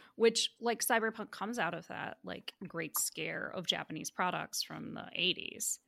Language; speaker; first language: English; native; English